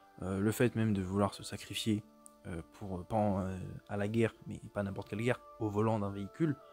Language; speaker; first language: French; native; French